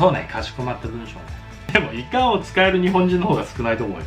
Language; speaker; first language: Japanese; native; Japanese